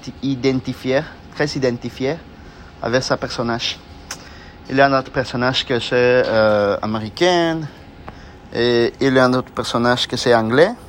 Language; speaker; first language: French; non-native, learner; Spanish